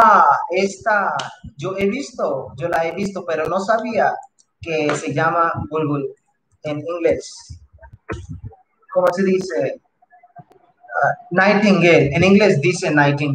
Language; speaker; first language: Spanish; non-native, fluent; Hindi